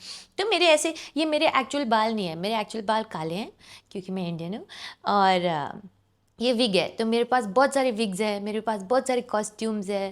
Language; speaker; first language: Hindi; non-native, local second language; English